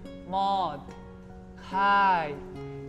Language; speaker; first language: Vietnamese; non-native, learner; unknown